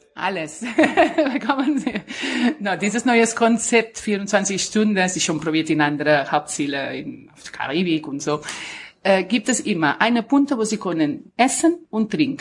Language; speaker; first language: German; non-native, learner; Spanish